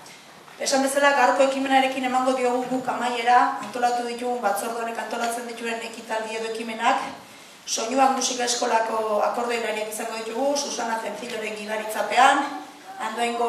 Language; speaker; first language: Basque; native; Basque